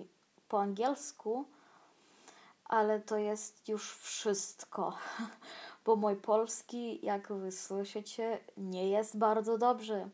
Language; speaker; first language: Polish; non-native, learner; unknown